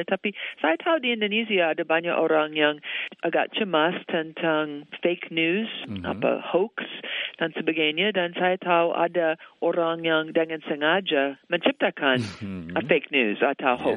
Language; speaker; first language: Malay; non-native, fluent; English